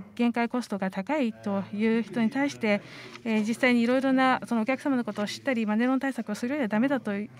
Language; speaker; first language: Japanese; non-native, fluent; Estonian